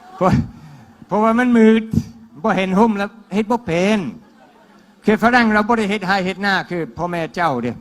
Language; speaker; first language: Thai; non-native, fluent; English